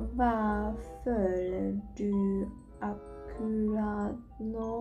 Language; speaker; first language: Norwegian; non-native, learner; German